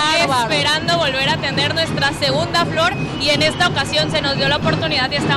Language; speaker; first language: Spanish; native; Spanish